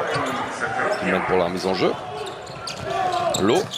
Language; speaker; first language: French; native; French